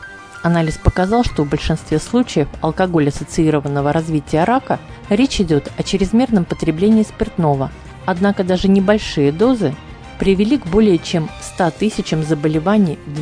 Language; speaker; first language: Russian; native; Russian